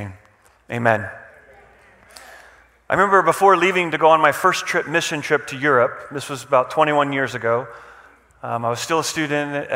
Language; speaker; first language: English; non-native, fluent; Czech